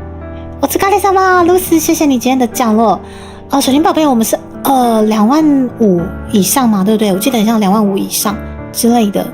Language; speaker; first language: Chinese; native; Chinese